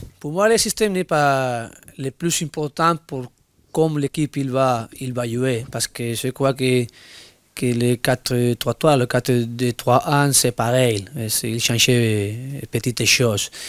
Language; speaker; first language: French; non-native, learner; Spanish